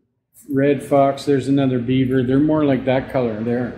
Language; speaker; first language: English; native; English